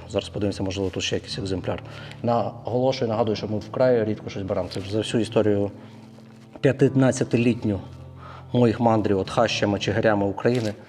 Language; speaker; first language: Ukrainian; native; Ukrainian